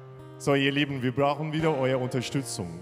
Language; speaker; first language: German; non-native, fluent; Turkish